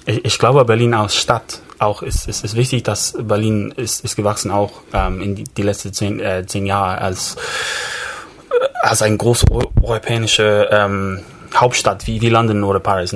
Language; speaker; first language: German; non-native, fluent; English